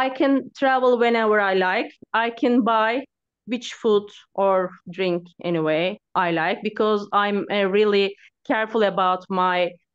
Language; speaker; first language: English; non-native, learner; Turkish